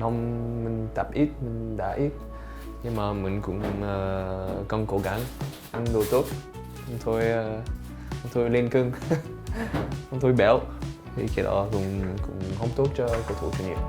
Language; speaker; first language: Vietnamese; early bilingual, heritage; English